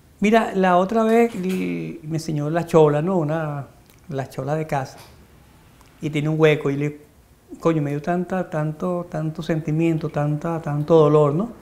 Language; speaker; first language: Spanish; native; Spanish